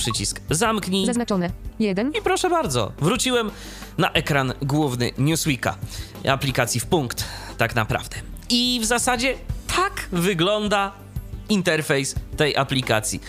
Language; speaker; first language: Polish; native; Polish